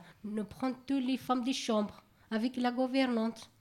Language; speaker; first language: French; non-native, learner; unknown